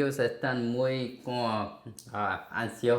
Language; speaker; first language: Spanish; non-native, fluent; Korean